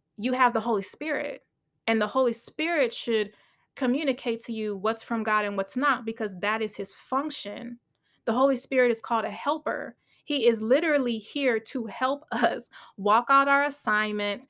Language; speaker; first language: English; native; English